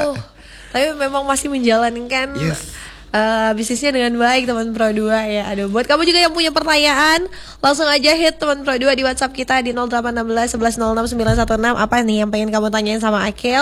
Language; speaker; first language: Indonesian; native; Indonesian